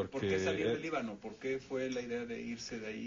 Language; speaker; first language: Spanish; native; Spanish